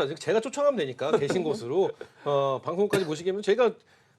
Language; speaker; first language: Korean; native; Korean